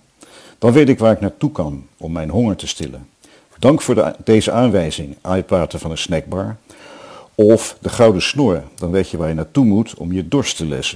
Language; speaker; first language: Dutch; native; Dutch